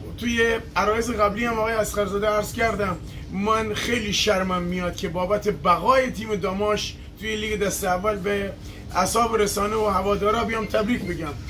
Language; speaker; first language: Persian; non-native, local second language; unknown